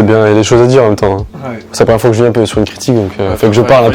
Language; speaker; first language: French; native; French